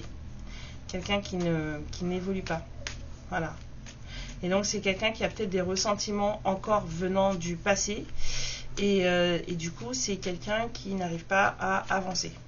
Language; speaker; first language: French; native; French